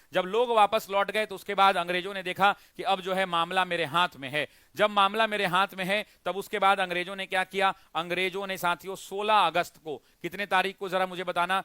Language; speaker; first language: Hindi; native; Hindi